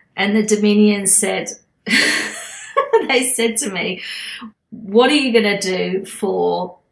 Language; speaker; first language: English; native; English